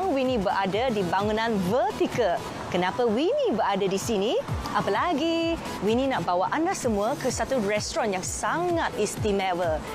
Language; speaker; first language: Malay; native; Malay